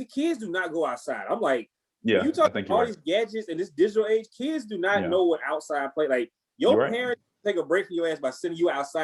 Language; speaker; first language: English; native; English